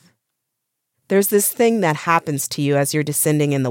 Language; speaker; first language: English; native; English